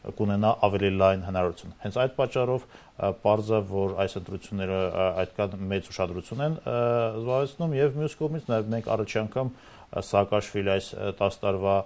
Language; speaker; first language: Armenian; native; Armenian